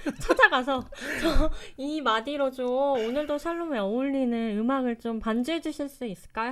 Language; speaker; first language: Korean; native; Korean